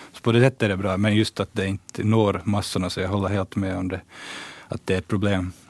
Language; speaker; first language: Swedish; native; Swedish